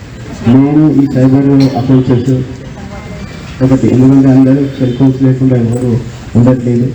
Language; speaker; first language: Telugu; native; Telugu